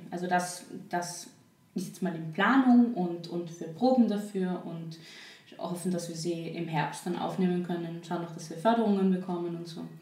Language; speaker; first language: German; native; German